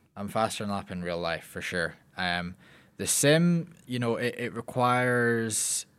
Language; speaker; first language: English; native; English